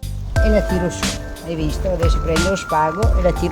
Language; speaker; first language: Italian; native; Italian